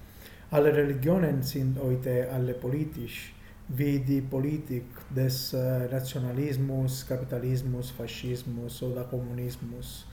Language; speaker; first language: German; non-native, fluent; Italian